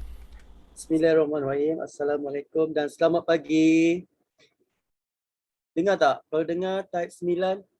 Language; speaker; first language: Malay; native; Malay